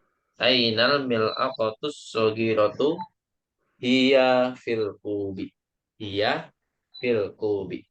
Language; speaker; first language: Arabic; non-native, fluent; Indonesian